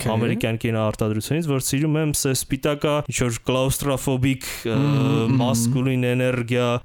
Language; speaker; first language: Armenian; native; Armenian